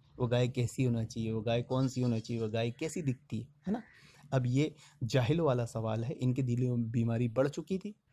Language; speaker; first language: Urdu; native; Urdu